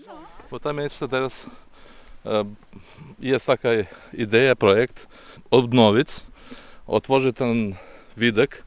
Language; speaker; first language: Polish; non-native, learner; Lithuanian